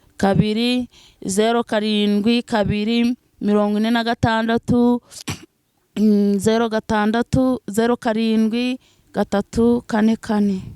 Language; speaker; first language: Kinyarwanda; non-native, local second language; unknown